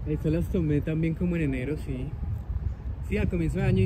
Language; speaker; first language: Spanish; native; Spanish